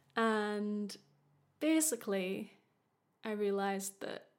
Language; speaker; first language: English; native; English